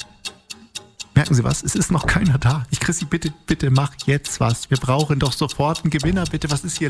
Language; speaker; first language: German; native; German